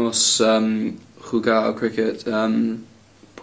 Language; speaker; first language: Spanish; non-native, learner; English